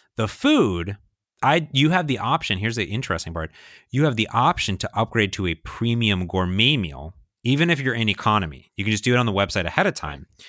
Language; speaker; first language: English; native; English